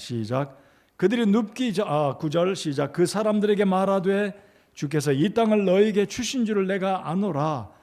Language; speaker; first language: Korean; native; Korean